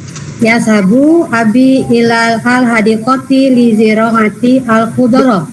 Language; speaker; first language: Arabic; non-native, learner; Indonesian